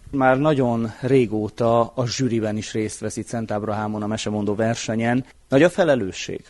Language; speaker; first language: Hungarian; native; Hungarian